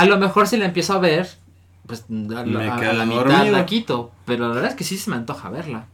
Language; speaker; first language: Spanish; native; Spanish